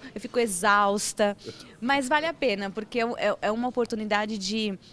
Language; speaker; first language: Portuguese; native; Portuguese